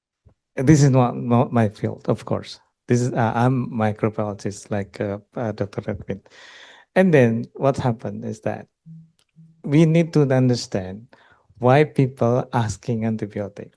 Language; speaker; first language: English; non-native, local second language; Indonesian